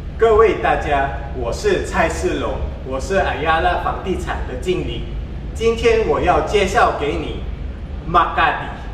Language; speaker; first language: Chinese; non-native, local second language; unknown